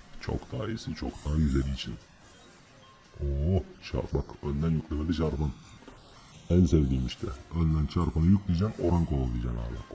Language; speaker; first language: Turkish; native; Turkish